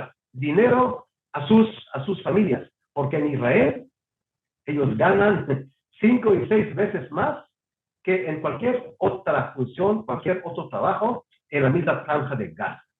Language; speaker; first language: Spanish; non-native, fluent; Hebrew